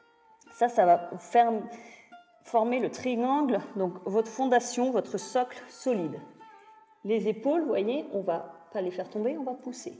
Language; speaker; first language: French; native; French